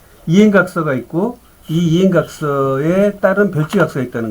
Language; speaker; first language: Korean; native; Korean